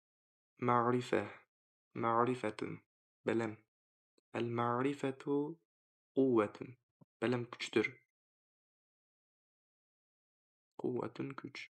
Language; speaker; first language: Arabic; non-native, fluent; Uzbek